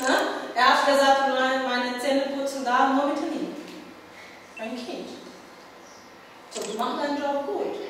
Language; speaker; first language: German; non-native, learner; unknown